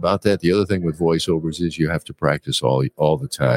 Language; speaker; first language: English; native; English